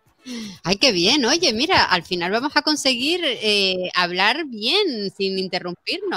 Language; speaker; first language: Spanish; native; Spanish